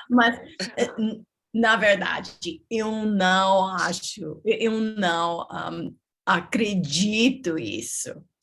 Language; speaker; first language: Portuguese; non-native, learner; English